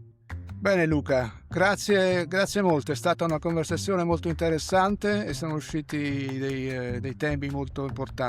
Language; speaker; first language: Italian; native; Italian